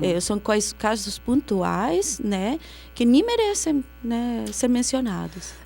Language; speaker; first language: Portuguese; non-native, fluent; Spanish